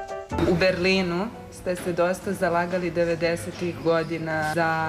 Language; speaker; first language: Serbian; native; Serbian